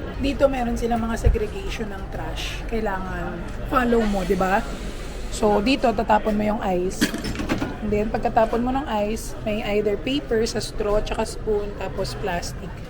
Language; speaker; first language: Filipino; native; Filipino